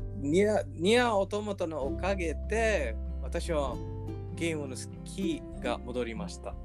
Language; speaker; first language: Japanese; non-native, learner; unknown